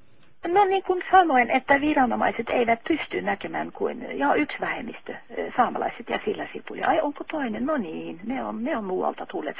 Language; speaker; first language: Finnish; non-native, fluent; Norwegian